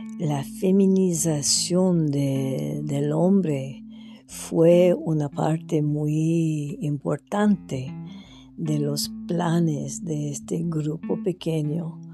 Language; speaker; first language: Spanish; non-native, fluent; French